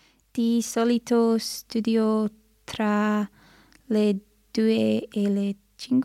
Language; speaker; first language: Italian; non-native, learner; English